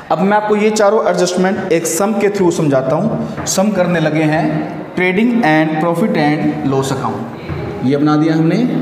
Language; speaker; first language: Hindi; native; Hindi